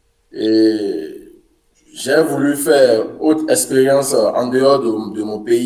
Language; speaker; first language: French; non-native, local second language; Fon